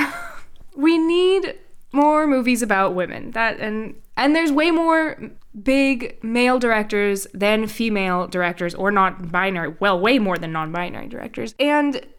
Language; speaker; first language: English; native; English